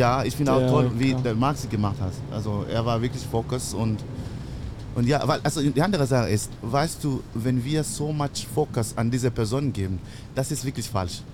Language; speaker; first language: German; non-native, learner; English